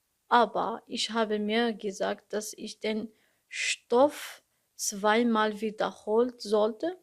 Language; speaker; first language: German; non-native, learner; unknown